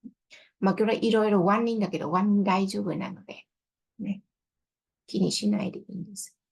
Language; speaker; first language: Japanese; non-native, fluent; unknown